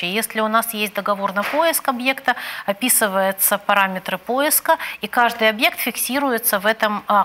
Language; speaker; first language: Russian; native; Russian